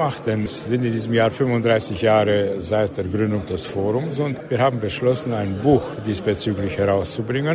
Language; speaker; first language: German; native; German